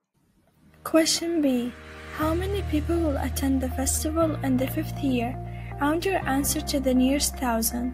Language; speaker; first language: English; non-native, fluent; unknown